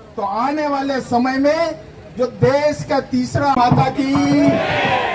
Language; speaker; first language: Hindi; native; Hindi